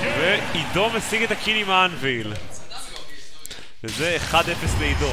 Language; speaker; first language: Hebrew; native; Hebrew